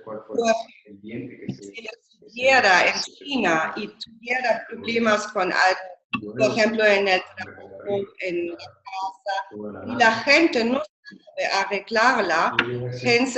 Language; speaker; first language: Spanish; non-native, fluent; German